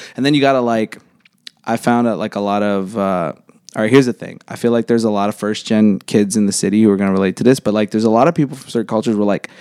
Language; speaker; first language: English; native; English